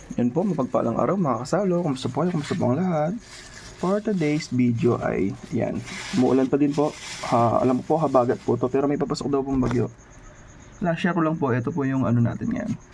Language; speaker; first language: Filipino; non-native, local second language; Pampanga